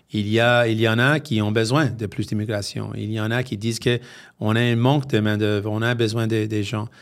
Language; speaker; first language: French; non-native, fluent; English